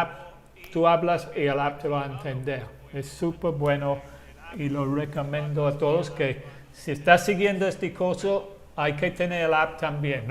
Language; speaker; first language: Spanish; non-native, fluent; English